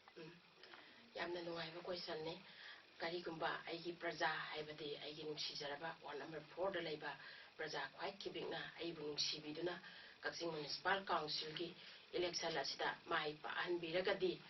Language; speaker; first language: Manipuri; native; Manipuri